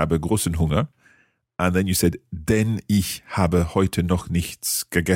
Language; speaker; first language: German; non-native, learner; English